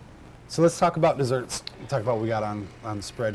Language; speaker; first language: English; native; English